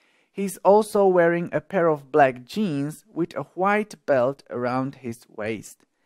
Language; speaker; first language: English; non-native, fluent; Slovak